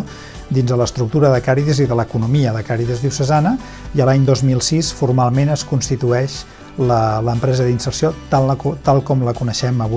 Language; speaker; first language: Catalan; native; Catalan